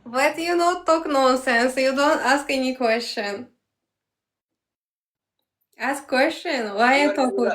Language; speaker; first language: English; non-native, learner; Polish